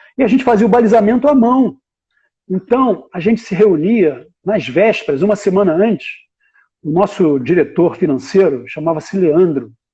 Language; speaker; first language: Portuguese; native; Portuguese